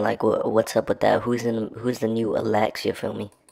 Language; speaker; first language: English; native; English